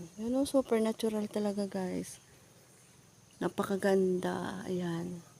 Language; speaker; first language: Filipino; non-native, local second language; Hiligaynon